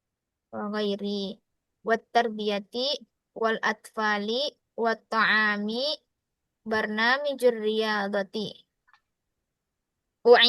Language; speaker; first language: Arabic; non-native, fluent; Indonesian